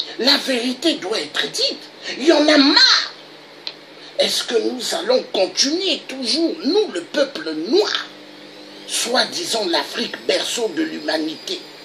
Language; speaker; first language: French; non-native, local second language; Lingala